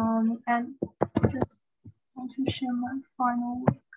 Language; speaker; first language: English; non-native, fluent; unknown